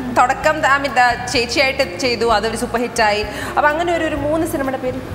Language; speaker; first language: Malayalam; native; Malayalam